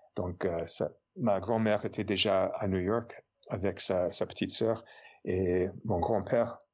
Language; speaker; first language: French; non-native, fluent; English